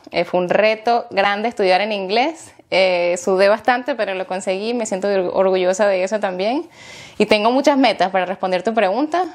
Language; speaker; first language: Spanish; native; Spanish